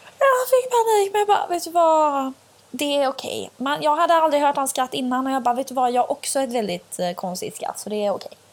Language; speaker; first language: Swedish; early bilingual, other home language; Albanian